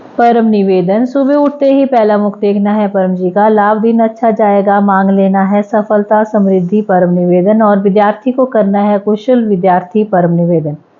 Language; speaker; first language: Hindi; native; Hindi